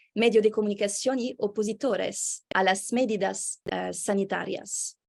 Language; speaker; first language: Spanish; non-native, fluent; French